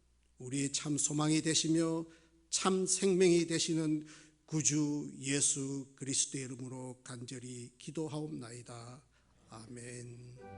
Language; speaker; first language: Korean; native; Korean